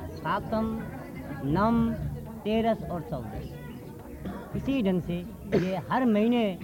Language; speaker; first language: Hindi; non-native, local second language; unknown